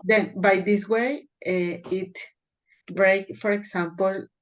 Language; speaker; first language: English; non-native, fluent; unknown